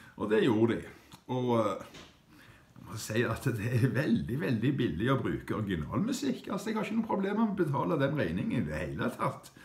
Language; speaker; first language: Norwegian; native; Norwegian